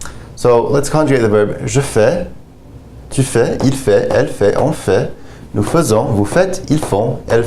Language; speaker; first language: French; non-native, fluent; English